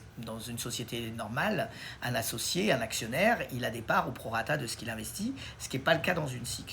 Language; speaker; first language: French; native; French